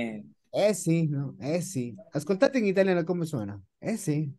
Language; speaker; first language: Italian; non-native, fluent; Spanish